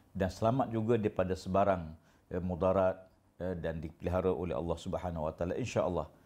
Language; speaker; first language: Malay; native; Malay